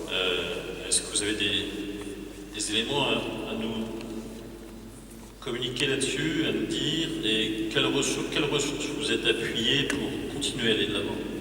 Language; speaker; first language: French; native; French